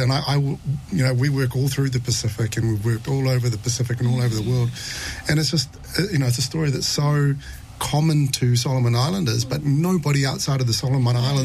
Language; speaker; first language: English; native; English